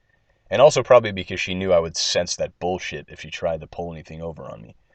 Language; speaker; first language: English; native; English